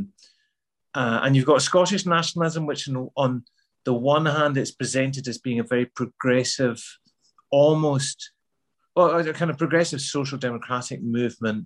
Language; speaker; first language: English; native; English